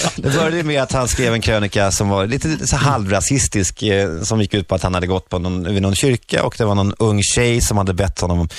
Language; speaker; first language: Swedish; native; Swedish